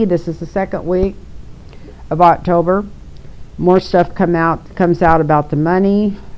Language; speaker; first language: English; native; English